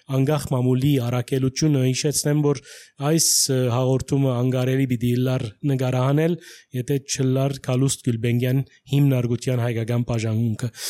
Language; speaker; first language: Armenian; early bilingual, heritage; Armenian